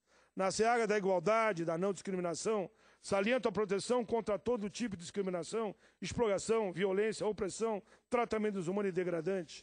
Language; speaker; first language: Portuguese; native; Portuguese